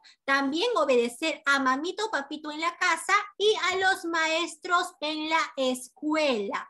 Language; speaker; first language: Spanish; native; Spanish